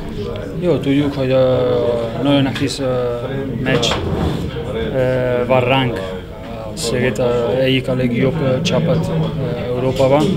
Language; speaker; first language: Hungarian; non-native, learner; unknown